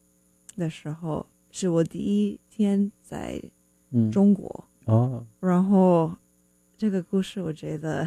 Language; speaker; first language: Chinese; non-native, learner; English